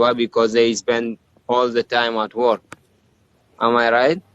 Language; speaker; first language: English; non-native, learner; Arabic